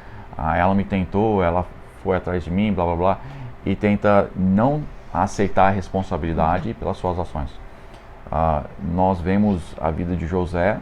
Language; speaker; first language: Portuguese; non-native, fluent; English